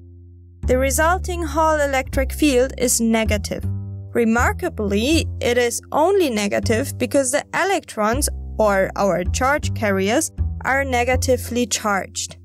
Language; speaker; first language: English; non-native, fluent; German